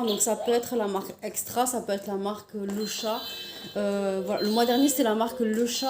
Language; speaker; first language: French; native; French